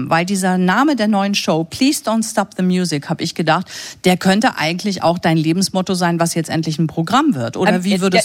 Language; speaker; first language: German; native; German